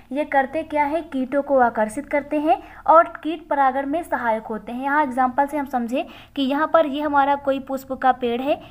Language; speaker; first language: Hindi; native; Hindi